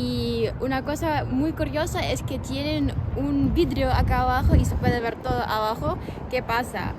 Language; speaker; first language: Spanish; non-native, fluent; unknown